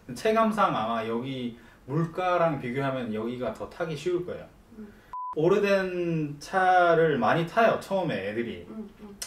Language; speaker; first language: Korean; native; Korean